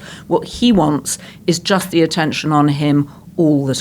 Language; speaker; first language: English; native; English